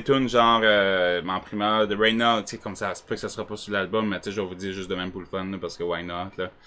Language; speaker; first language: French; native; French